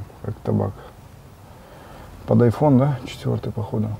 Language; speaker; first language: Russian; native; Russian